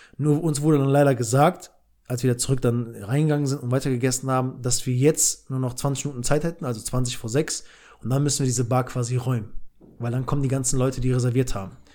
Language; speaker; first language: German; early bilingual, other home language; Albanian